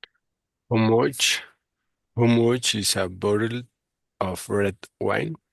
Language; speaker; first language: English; non-native, learner; Spanish